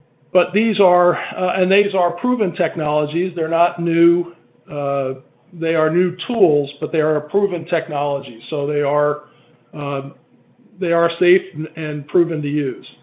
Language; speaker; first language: English; native; English